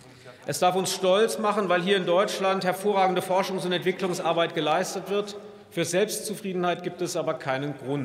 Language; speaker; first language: German; native; German